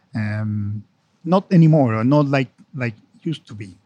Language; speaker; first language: English; non-native, fluent; Spanish